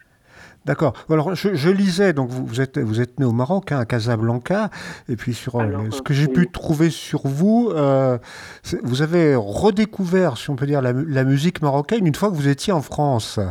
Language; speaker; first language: French; native; French